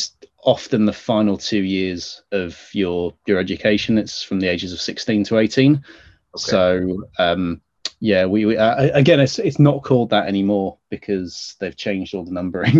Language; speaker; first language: English; native; English